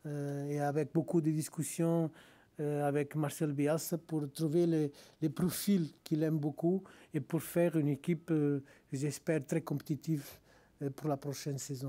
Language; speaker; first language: French; non-native, fluent; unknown